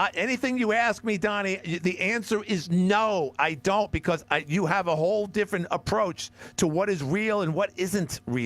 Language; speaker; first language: English; native; English